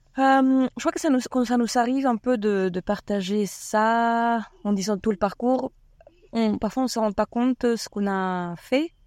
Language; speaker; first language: French; non-native, fluent; Spanish